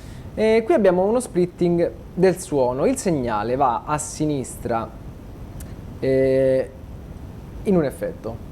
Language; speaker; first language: Italian; native; Italian